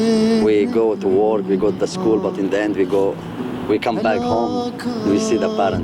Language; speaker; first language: English; non-native, fluent; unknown